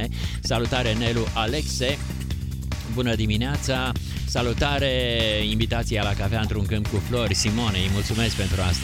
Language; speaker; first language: Romanian; native; Romanian